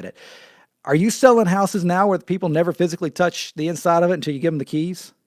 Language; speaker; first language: English; native; English